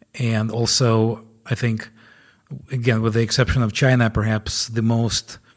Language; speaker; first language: English; non-native, fluent; Ukrainian